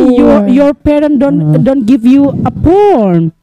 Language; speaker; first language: English; non-native, learner; Indonesian